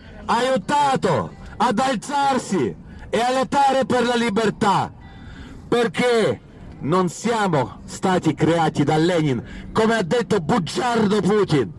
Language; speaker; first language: Italian; non-native, fluent; Ukrainian